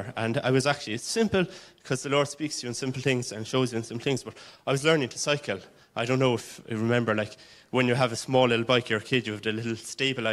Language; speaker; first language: English; native; English